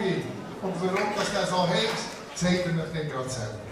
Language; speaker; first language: German; native; German